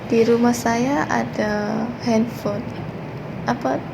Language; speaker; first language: Indonesian; non-native, learner; Malay